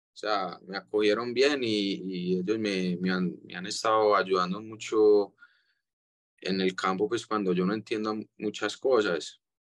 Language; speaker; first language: Spanish; native; Spanish